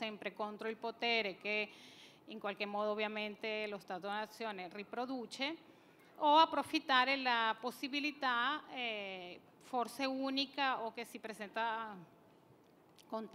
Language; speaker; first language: Italian; non-native, fluent; Spanish